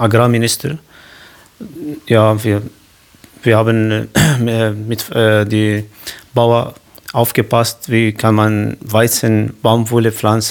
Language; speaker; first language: German; non-native, learner; Arabic